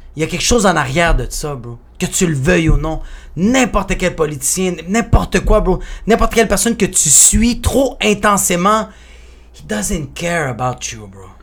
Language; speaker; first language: French; early bilingual, other home language; Spanish